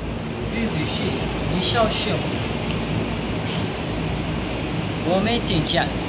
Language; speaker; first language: Chinese; non-native, learner; Malay